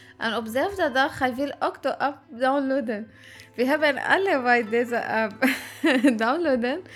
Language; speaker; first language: Dutch; non-native, learner; Arabic